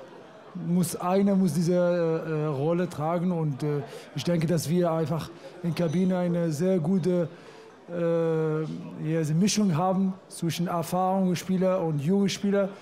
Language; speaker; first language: German; non-native, fluent; Arabic